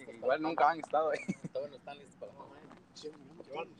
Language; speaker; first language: Spanish; native; Spanish